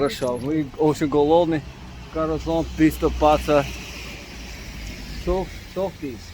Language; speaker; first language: Russian; non-native, learner; English